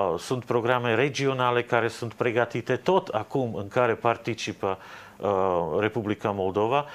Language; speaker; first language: Romanian; non-native, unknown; Slovak